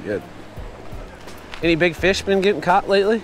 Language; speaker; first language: English; native; English